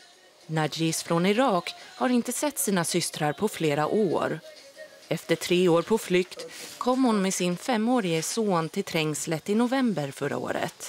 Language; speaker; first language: Swedish; native; Swedish